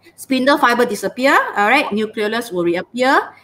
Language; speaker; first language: English; non-native, local second language; Malay